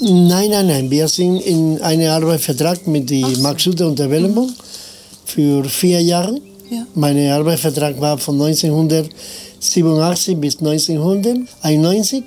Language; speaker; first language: German; non-native, fluent; Spanish